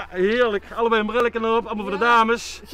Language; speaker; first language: Dutch; native; Dutch